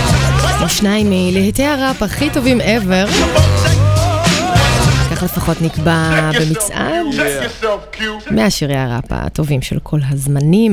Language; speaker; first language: Hebrew; native; Hebrew